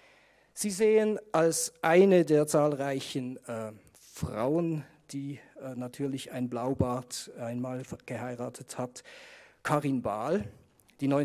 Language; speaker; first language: German; native; German